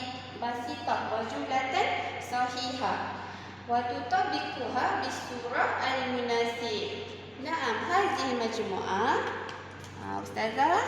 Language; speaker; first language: Arabic; non-native, learner; Malay